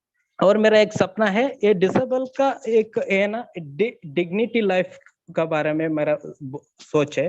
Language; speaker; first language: Hindi; non-native, learner; Kannada